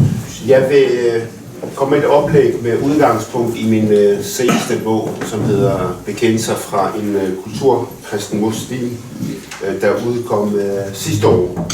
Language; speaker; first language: Danish; early bilingual, other home language; Arabic